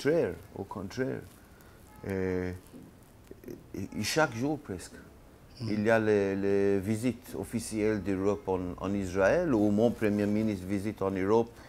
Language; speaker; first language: French; non-native, learner; Hebrew